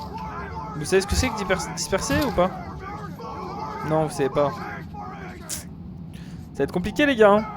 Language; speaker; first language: French; native; French